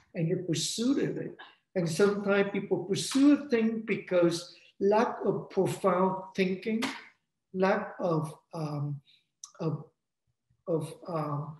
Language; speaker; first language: English; non-native, fluent; Vietnamese